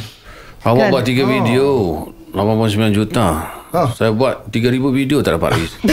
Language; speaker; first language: Malay; native; Malay